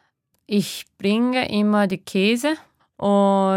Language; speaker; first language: German; non-native, fluent; Japanese